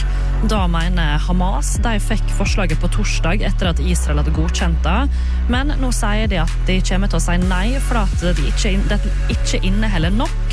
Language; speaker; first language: Norwegian; native; Norwegian